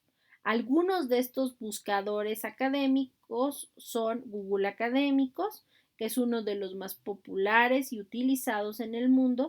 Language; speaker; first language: Spanish; native; Spanish